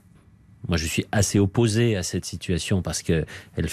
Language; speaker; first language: French; native; French